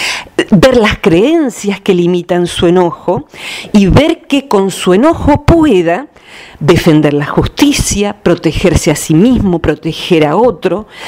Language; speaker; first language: Spanish; native; Spanish